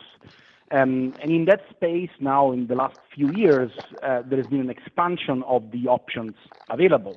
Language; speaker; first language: English; non-native, fluent; Italian